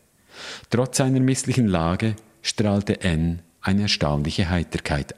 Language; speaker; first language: German; native; German